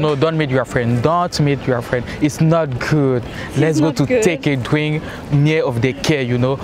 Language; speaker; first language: English; non-native, learner; French